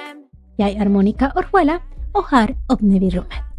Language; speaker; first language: Swedish; non-native, learner; Spanish